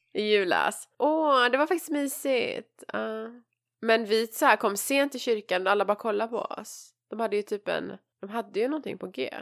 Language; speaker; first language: Swedish; early bilingual, other home language; Persian